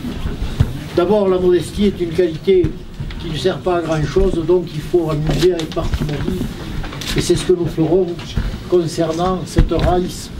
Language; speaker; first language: French; native; French